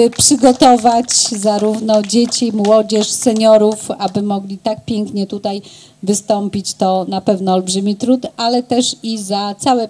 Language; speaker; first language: Polish; native; Polish